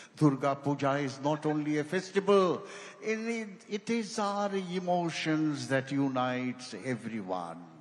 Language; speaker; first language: English; non-native, local second language; Bangla